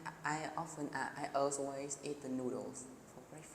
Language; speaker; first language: English; non-native, learner; Vietnamese